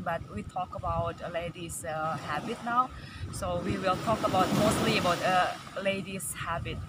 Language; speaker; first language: English; non-native, fluent; Indonesian